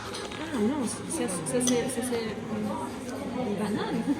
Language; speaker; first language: French; non-native, learner; Russian